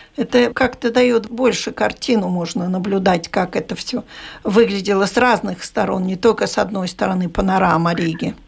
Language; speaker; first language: Russian; native; Russian